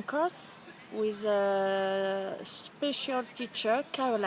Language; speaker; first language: English; non-native, learner; French